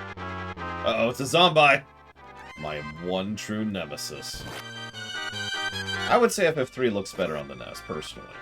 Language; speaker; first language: English; native; English